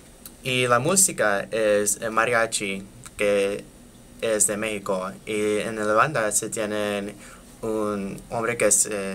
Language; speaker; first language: Spanish; non-native, learner; English